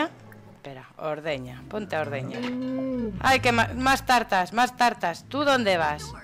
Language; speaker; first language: Spanish; native; Spanish